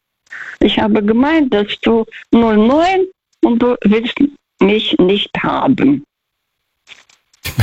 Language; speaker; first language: German; non-native, fluent; Russian